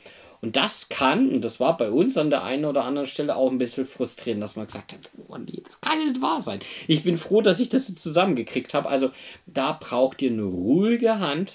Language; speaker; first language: German; native; German